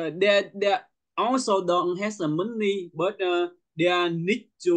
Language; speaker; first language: English; non-native, learner; Vietnamese